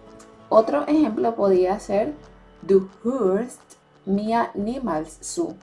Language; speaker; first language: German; non-native, fluent; Spanish